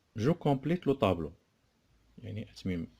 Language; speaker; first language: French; non-native, local second language; Arabic